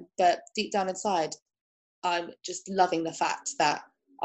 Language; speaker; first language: English; native; English